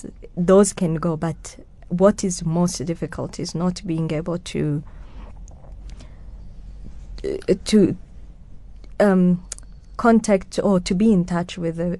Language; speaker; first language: English; non-native, local second language; Kinyarwanda